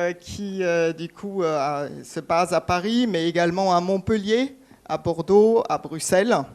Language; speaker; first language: French; non-native, fluent; German